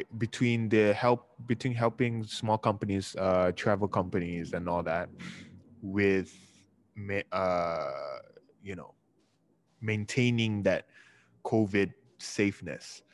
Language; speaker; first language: English; early bilingual, other home language; Japanese